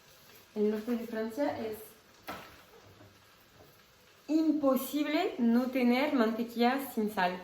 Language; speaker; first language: Spanish; non-native, fluent; French